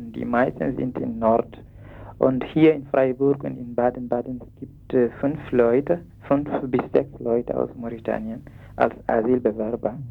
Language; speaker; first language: German; non-native, fluent; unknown